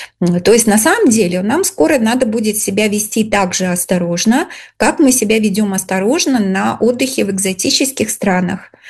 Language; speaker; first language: Russian; native; Russian